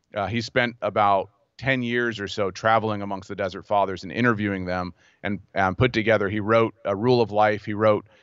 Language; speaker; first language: English; native; English